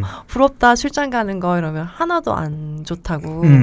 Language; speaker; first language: Korean; native; Korean